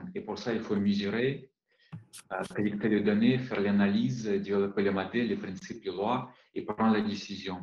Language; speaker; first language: French; non-native, fluent; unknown